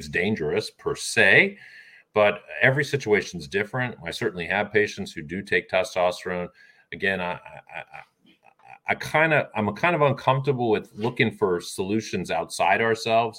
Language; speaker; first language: English; native; English